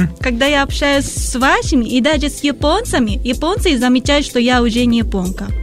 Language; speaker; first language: Russian; non-native, fluent; Japanese